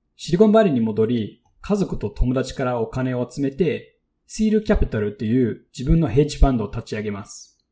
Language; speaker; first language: Japanese; non-native, fluent; English